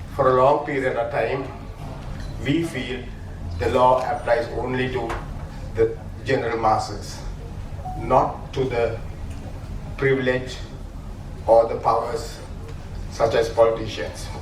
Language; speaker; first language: English; non-native, local second language; Sinhala